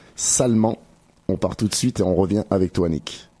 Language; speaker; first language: French; native; French